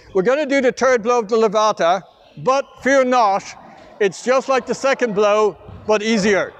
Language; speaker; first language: English; native; English